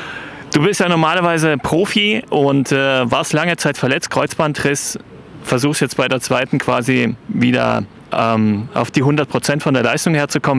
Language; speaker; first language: German; native; German